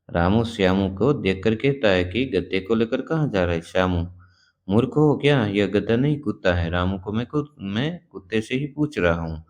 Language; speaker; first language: Hindi; non-native, local second language; Gujarati